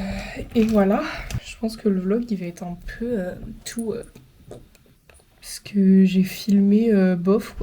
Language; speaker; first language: French; native; French